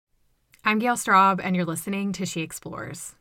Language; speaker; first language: English; native; English